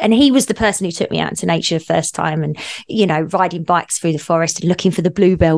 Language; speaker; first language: English; native; English